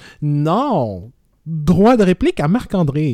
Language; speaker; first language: French; native; French